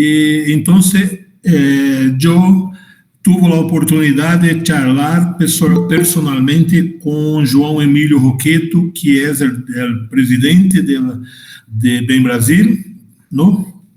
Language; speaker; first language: Spanish; non-native, fluent; Portuguese